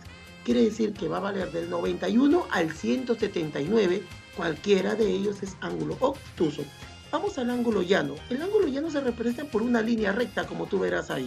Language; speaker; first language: Spanish; native; Spanish